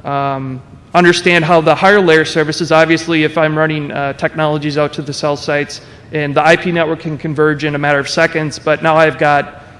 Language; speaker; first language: English; native; English